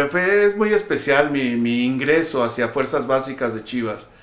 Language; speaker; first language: Spanish; native; Spanish